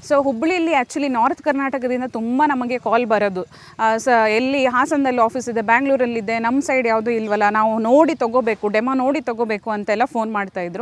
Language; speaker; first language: Kannada; native; Kannada